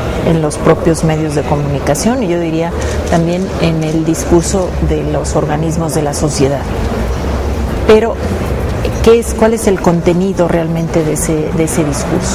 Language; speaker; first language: Spanish; native; Spanish